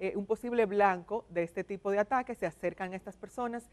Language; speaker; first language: Spanish; native; Spanish